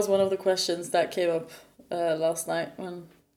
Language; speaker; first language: English; non-native, fluent; Norwegian